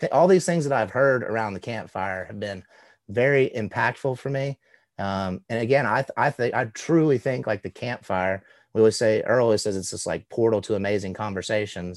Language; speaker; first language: English; native; English